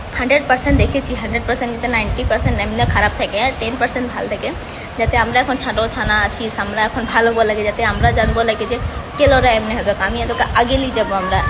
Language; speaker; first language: Bangla; non-native, local second language; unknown